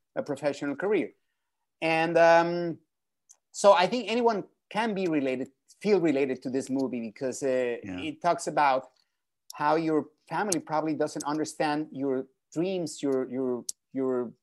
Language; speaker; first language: English; non-native, fluent; Spanish